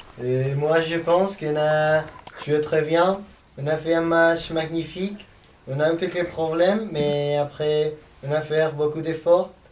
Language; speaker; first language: French; non-native, learner; Spanish